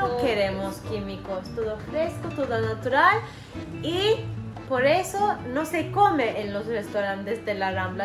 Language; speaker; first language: Spanish; non-native, fluent; Turkish